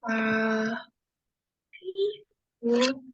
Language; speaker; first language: English; non-native, learner; Vietnamese